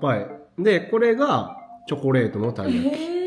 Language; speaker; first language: Japanese; native; Japanese